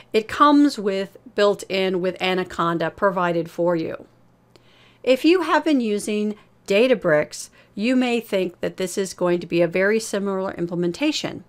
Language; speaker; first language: English; native; English